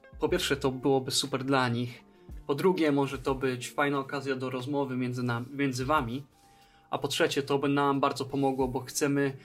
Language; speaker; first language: Polish; native; Polish